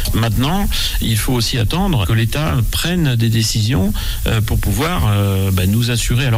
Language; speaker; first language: French; native; French